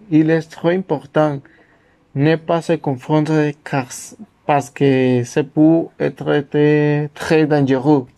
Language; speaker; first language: French; non-native, learner; Spanish